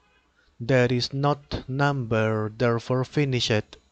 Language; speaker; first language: English; non-native, learner; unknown